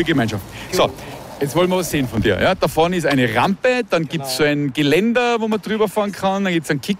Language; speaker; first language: German; native; German